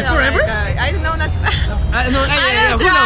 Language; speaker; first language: English; non-native, learner; Korean